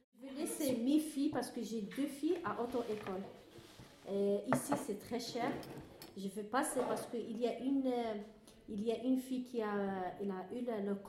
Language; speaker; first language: French; non-native, learner; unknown